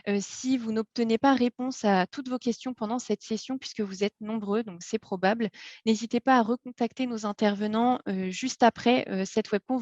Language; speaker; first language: French; native; French